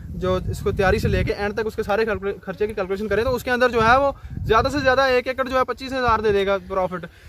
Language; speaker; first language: Urdu; non-native, local second language; Punjabi